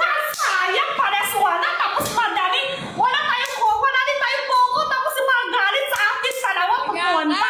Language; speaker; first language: Filipino; non-native, learner; Chinese